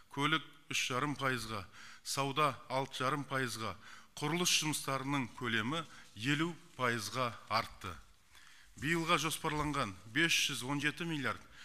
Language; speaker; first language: Kazakh; native; Kazakh